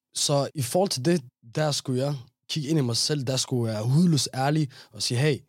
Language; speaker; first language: Danish; native; Danish